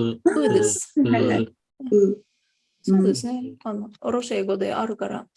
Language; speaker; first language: Japanese; non-native, fluent; Tatar